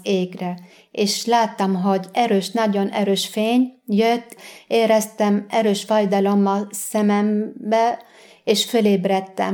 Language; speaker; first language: Hungarian; non-native, fluent; Arabic